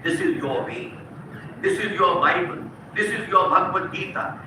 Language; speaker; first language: English; non-native, local second language; Hindi